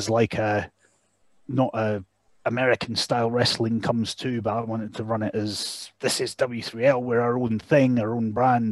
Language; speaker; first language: English; native; English